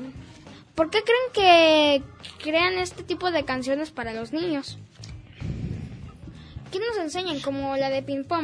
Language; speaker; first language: Spanish; native; Spanish